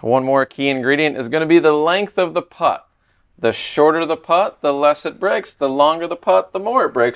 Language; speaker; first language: English; native; English